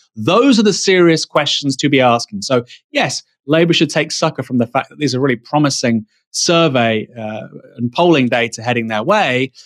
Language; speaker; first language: English; native; English